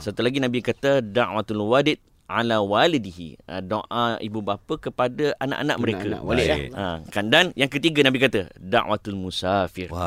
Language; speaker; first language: Malay; native; Malay